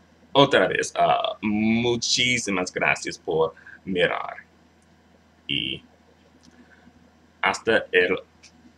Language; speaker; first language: Spanish; non-native, learner; English